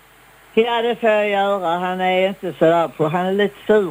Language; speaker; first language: Swedish; native; Swedish